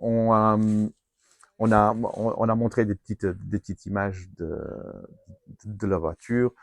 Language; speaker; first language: French; non-native, fluent; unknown